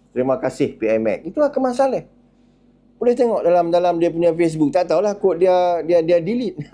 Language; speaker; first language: Malay; native; Malay